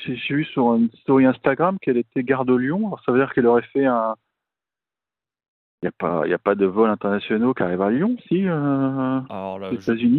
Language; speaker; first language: French; native; French